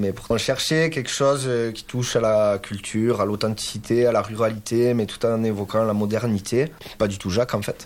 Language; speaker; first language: French; native; French